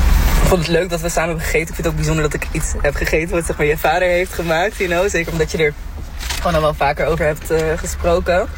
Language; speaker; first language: Dutch; native; Dutch